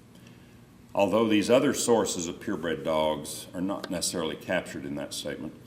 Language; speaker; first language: English; native; English